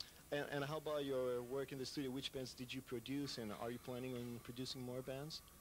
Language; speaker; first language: English; non-native, fluent; Italian